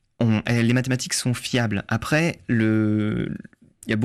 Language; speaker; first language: French; native; French